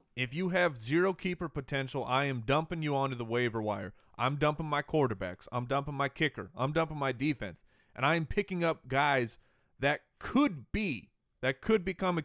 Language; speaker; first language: English; native; English